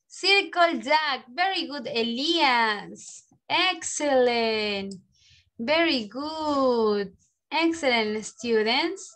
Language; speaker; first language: English; non-native, learner; Spanish